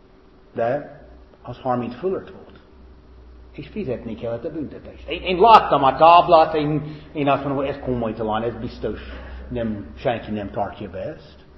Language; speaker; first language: Hungarian; non-native, fluent; English